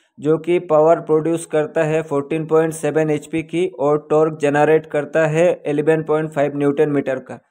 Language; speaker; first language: Hindi; native; Hindi